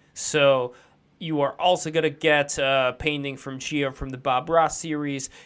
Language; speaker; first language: English; non-native, fluent; Russian